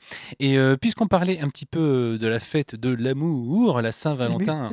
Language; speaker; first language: French; native; French